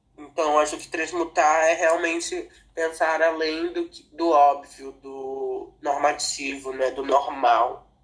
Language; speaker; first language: Portuguese; non-native, local second language; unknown